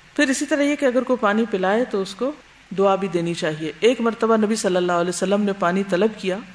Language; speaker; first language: Urdu; native; Urdu